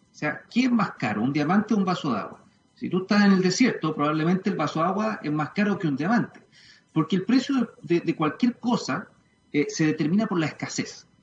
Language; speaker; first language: Spanish; native; Spanish